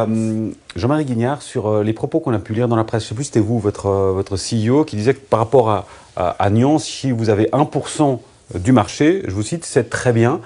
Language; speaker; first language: French; native; French